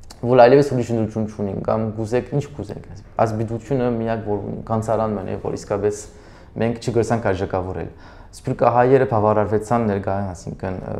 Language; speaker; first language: Armenian; early bilingual, heritage; Armenian